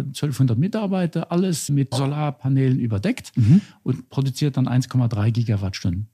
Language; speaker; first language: German; non-native, local second language; Luxembourgish